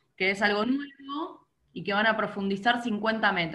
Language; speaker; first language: Spanish; native; Spanish